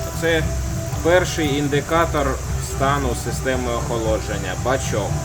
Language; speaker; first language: Ukrainian; native; Ukrainian